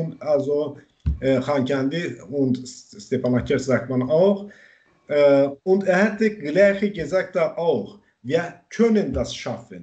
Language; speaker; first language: German; non-native, learner; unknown